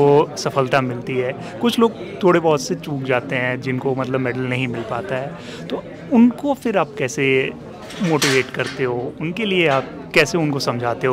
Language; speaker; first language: Hindi; native; Hindi